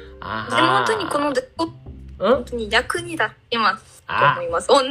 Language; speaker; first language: Japanese; non-native, learner; Arabic